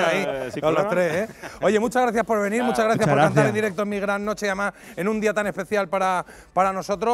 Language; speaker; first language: Spanish; native; Spanish